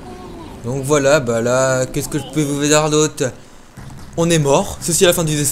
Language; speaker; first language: French; native; French